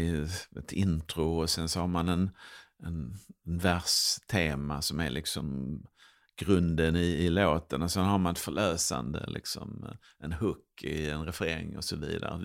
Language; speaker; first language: Swedish; native; Swedish